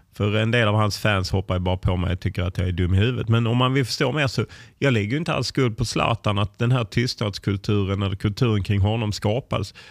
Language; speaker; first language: Swedish; native; Swedish